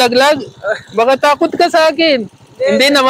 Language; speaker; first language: Filipino; non-native, learner; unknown